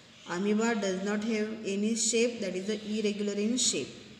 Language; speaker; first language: English; non-native, local second language; Marathi